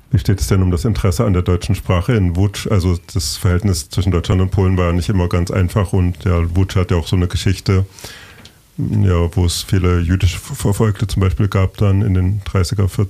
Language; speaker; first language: German; native; German